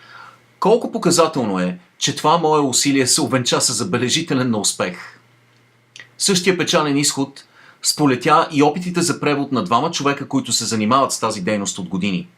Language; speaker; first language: Bulgarian; native; Bulgarian